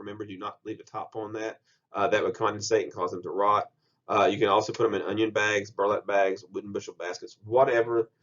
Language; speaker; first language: English; native; English